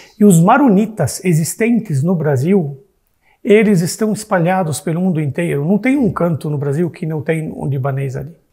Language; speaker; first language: Portuguese; non-native, fluent; Arabic